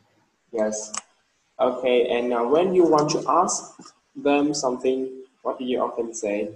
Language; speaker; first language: English; non-native, learner; Vietnamese